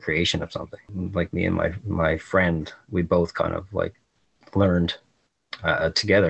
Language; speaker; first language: English; native; English